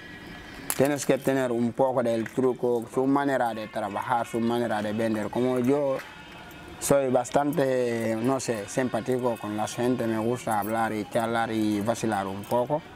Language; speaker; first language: Spanish; non-native, local second language; Wolof